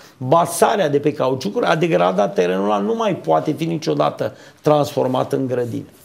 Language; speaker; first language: Romanian; native; Romanian